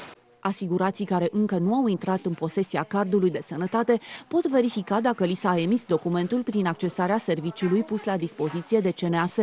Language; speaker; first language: Romanian; native; Romanian